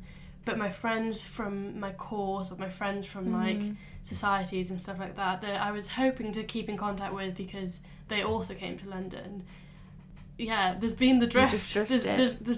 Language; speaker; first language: English; native; English